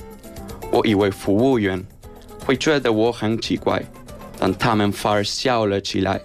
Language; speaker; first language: Chinese; non-native, learner; Spanish